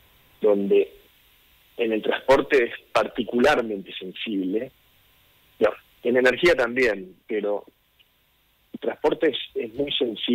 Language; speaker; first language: Spanish; native; Spanish